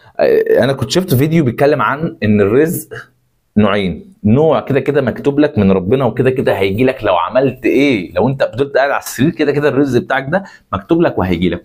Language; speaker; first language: Arabic; native; Arabic